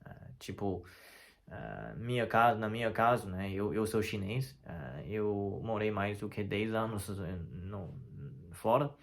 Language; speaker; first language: Portuguese; non-native, fluent; Chinese